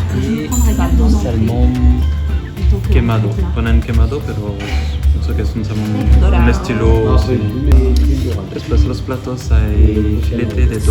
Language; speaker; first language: Spanish; non-native, fluent; French